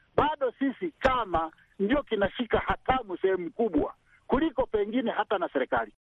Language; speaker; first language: Swahili; native; Swahili